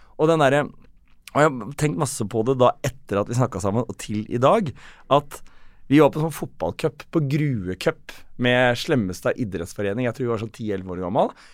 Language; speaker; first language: Norwegian; native; Norwegian